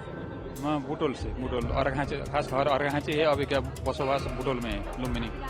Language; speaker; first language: Hindi; non-native, fluent; Nepali